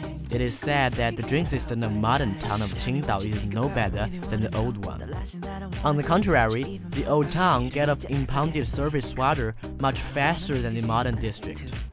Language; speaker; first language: English; non-native, fluent; Chinese